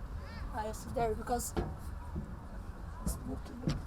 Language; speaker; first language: English; non-native, learner; Portuguese